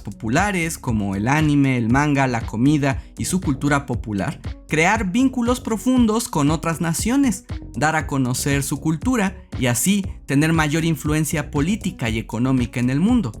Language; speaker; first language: Spanish; native; Spanish